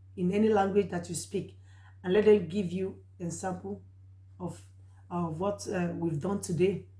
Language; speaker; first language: English; non-native, local second language; Yoruba